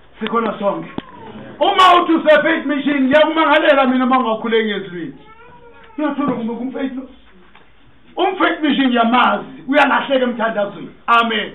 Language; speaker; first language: Zulu; non-native, local second language; Xhosa